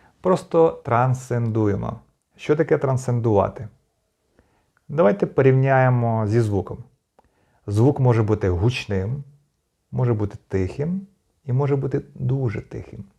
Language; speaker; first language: Ukrainian; native; Ukrainian